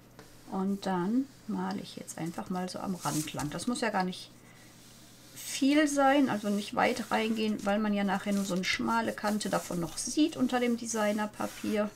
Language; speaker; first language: German; native; German